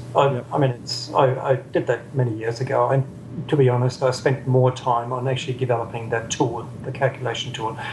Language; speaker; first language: English; non-native, fluent; German